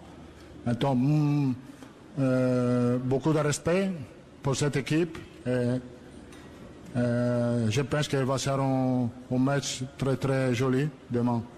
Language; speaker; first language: French; non-native, learner; Italian